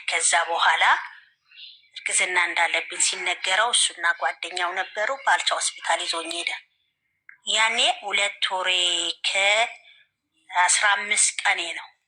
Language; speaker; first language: Amharic; native; Amharic